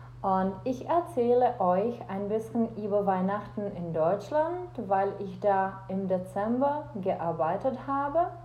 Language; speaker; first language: German; non-native, fluent; Czech